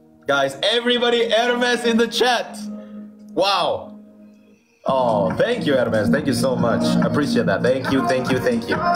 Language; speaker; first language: English; non-native, fluent; Indonesian